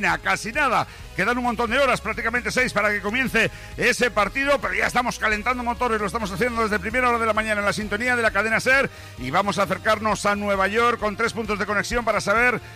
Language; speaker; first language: Spanish; native; Spanish